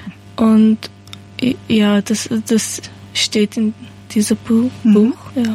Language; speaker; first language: German; non-native, learner; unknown